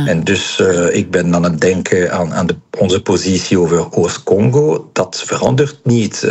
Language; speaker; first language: Dutch; non-native, local second language; French